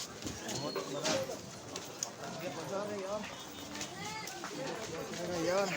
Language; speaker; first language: Hindi; non-native, local second language; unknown